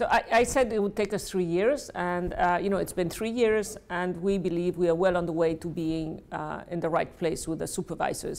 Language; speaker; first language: English; non-native, fluent; Spanish